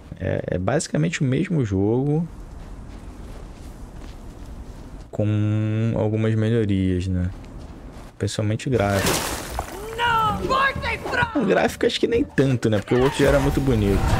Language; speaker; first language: Portuguese; native; Portuguese